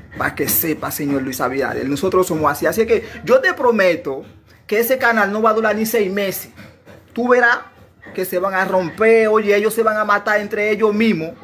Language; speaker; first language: Spanish; non-native, fluent; Haitian Creole